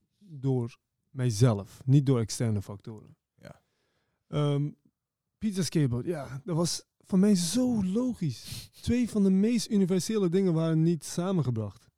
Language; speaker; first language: Dutch; early bilingual, other home language; Persian